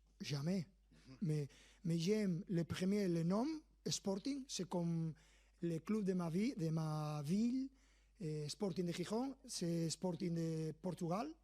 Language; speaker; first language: French; non-native, fluent; Spanish